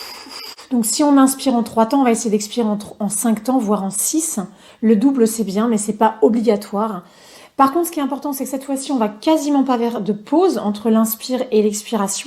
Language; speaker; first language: French; native; French